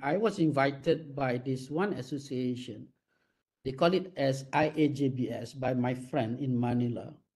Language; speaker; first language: English; non-native, local second language; Malay